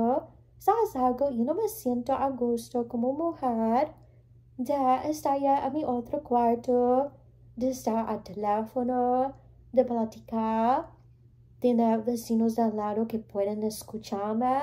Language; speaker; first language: Spanish; early bilingual, heritage; English